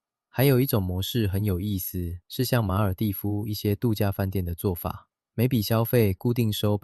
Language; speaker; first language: Chinese; native; Chinese